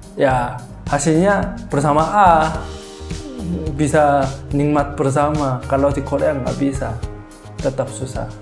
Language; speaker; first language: Indonesian; non-native, fluent; Korean